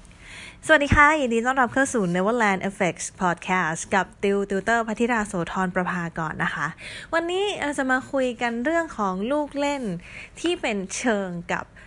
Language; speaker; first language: Thai; native; Thai